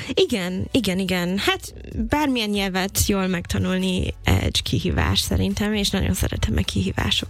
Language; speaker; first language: Hungarian; non-native, fluent; English